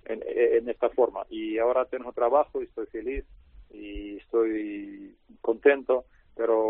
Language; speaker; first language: Spanish; non-native, learner; Russian